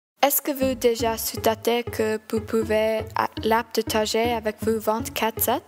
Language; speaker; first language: French; non-native, learner; English